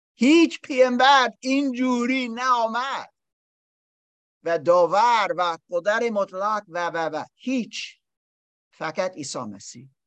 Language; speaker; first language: Persian; non-native, learner; English